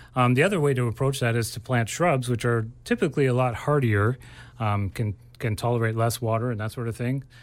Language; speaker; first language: English; native; English